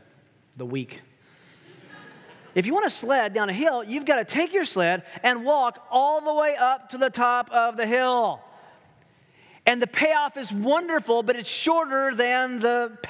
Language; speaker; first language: English; native; English